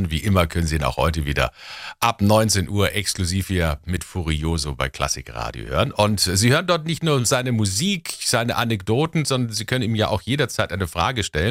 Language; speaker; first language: German; native; German